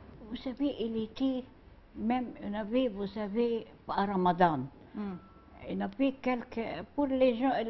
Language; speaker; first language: French; non-native, learner; Arabic